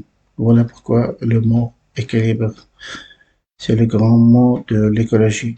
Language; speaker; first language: French; non-native, learner; Uzbek